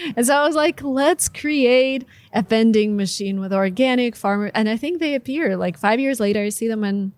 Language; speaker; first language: English; non-native, fluent; Russian